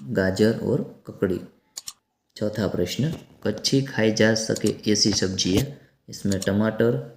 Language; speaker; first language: Hindi; non-native, local second language; Gujarati